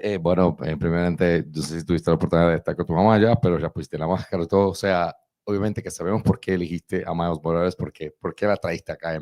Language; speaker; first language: Spanish; native; Spanish